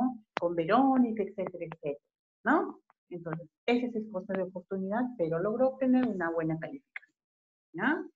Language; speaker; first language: Spanish; native; Spanish